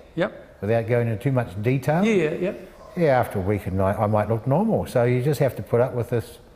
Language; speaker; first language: English; native; English